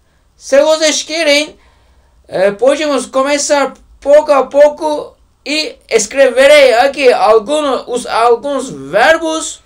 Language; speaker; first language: Portuguese; non-native, learner; Turkish